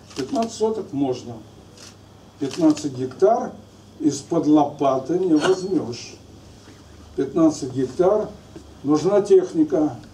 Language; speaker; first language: Russian; native; Russian